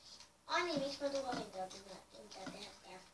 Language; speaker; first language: Finnish; native; Finnish